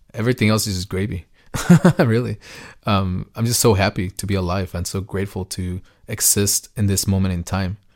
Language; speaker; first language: English; early bilingual, other home language; Spanish